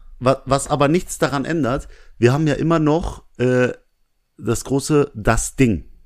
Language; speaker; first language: German; early bilingual, other home language; Urdu